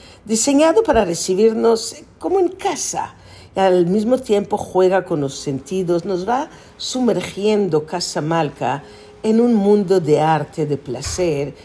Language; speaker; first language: Spanish; native; Spanish